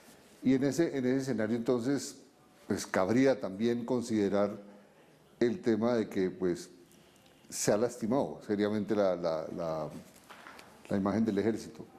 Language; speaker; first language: Spanish; native; Spanish